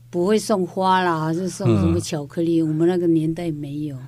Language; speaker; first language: Chinese; non-native, local second language; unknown